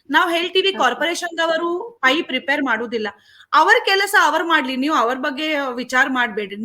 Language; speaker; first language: Kannada; non-native, local second language; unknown